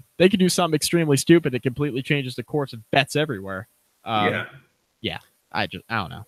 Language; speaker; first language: English; native; English